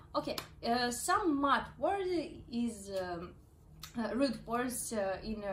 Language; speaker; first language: English; non-native, learner; Russian